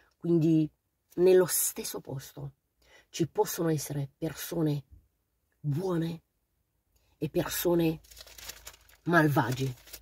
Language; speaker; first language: Italian; non-native, fluent; Romanian